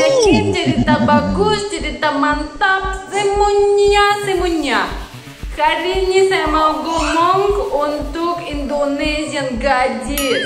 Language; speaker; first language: Indonesian; non-native, learner; Russian